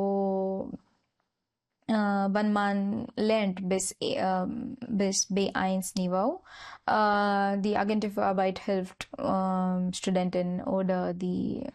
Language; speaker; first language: German; non-native, learner; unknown